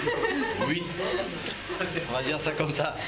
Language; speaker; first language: French; native; French